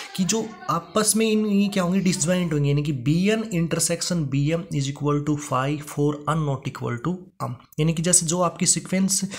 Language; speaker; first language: Hindi; native; Hindi